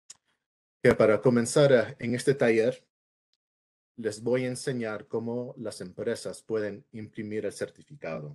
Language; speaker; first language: Spanish; early bilingual, heritage; English